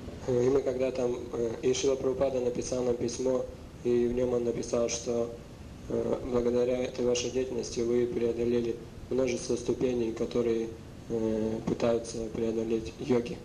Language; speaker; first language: Russian; native; Russian